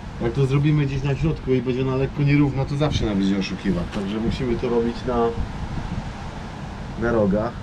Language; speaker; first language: Polish; native; Polish